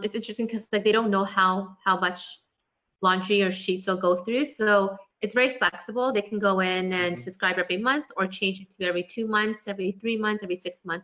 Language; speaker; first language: English; native; English